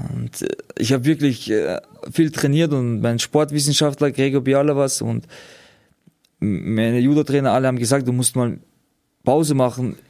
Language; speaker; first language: German; early bilingual, other home language; Georgian